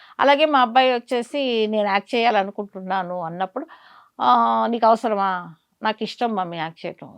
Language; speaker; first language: Telugu; native; Telugu